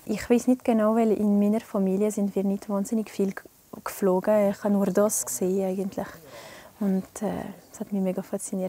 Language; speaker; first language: German; non-native, local second language; French